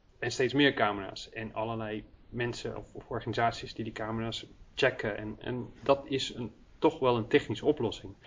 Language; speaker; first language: Dutch; early bilingual, heritage; Dutch